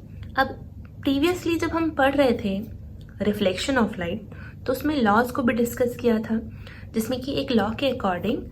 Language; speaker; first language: Hindi; native; Hindi